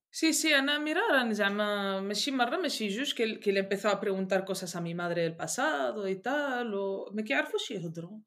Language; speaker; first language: Spanish; early bilingual, other home language; Arabic